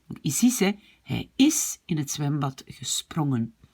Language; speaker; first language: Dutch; non-native, fluent; French